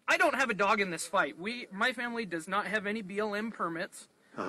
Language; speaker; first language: English; native; English